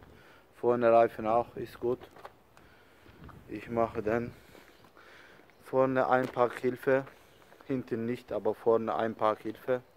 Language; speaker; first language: German; non-native, learner; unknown